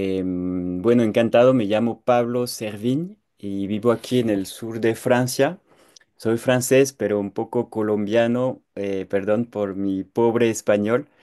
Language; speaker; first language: Spanish; non-native, fluent; French